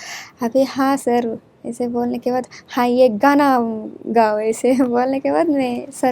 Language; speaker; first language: Hindi; non-native, local second language; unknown